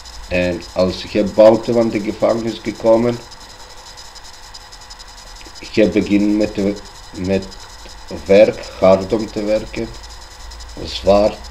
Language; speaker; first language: Dutch; non-native, local second language; Albanian